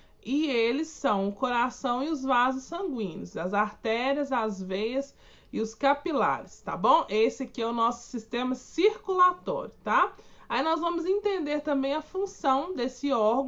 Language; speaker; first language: Portuguese; native; Portuguese